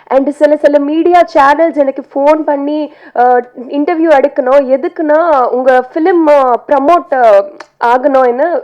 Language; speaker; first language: Tamil; non-native, learner; Telugu